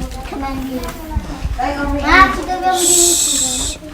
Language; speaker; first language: Italian; early bilingual, other home language; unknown